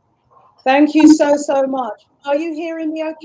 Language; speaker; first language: English; native; English